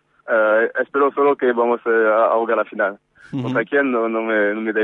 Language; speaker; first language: Spanish; non-native, fluent; French